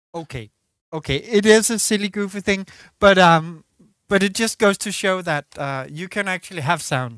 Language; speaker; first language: English; non-native, fluent; Danish